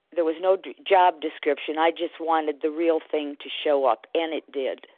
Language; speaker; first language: English; native; English